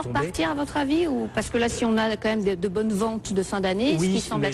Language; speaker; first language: French; native; French